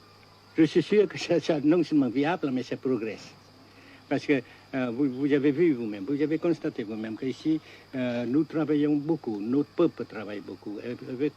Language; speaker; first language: French; non-native, fluent; Vietnamese